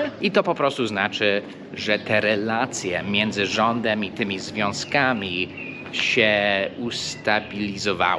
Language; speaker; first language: Polish; non-native, fluent; English